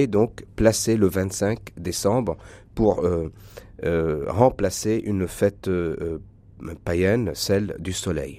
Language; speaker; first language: French; non-native, local second language; Arabic